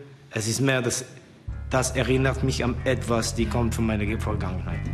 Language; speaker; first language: German; non-native, fluent; Estonian